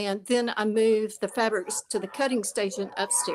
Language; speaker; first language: English; native; English